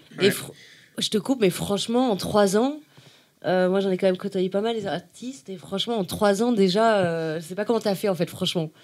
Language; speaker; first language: French; native; French